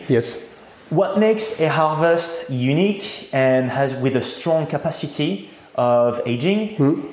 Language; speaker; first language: English; non-native, fluent; French